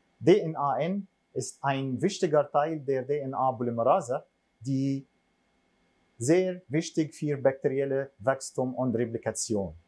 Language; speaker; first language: German; non-native, fluent; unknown